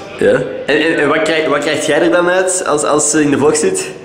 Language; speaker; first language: Dutch; native; Dutch